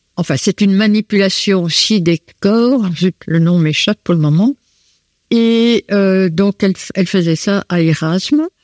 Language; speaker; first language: French; native; French